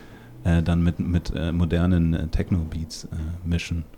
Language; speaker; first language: German; native; German